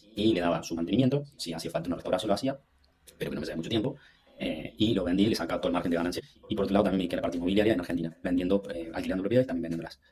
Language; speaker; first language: Spanish; native; Spanish